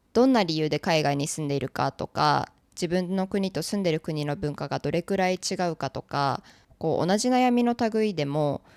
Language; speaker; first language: Japanese; native; Japanese